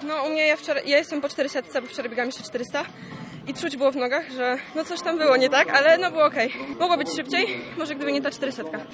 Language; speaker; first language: Polish; native; Polish